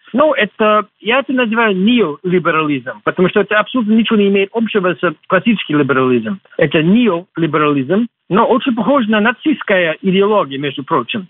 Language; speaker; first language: Russian; non-native, fluent; English